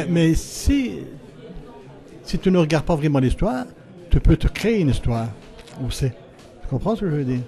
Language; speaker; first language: French; native; French